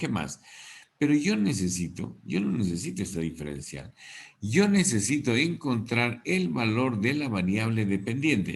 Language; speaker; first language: Spanish; native; Spanish